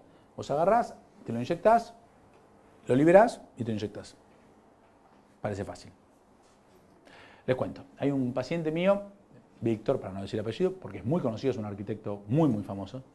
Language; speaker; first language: Spanish; native; Spanish